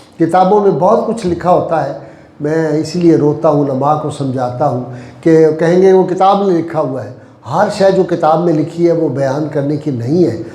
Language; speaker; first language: Urdu; non-native, local second language; Punjabi